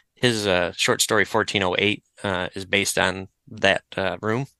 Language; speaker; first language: English; native; English